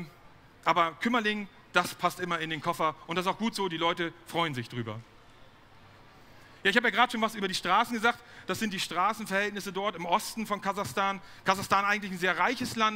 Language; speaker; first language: German; native; German